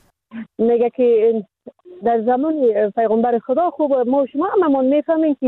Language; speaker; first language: Persian; native; Persian